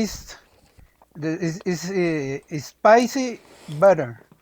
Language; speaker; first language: English; non-native, learner; Spanish